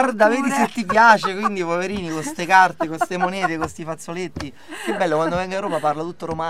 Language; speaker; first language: Italian; native; Italian